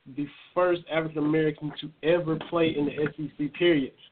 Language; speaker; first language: English; native; English